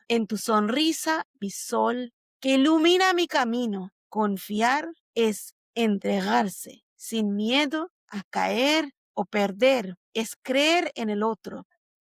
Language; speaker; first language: Spanish; non-native, fluent; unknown